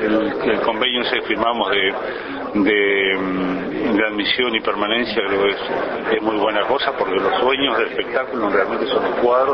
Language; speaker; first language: Spanish; native; Spanish